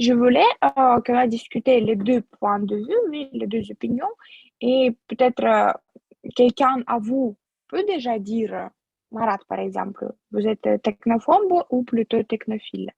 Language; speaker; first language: French; non-native, fluent; Russian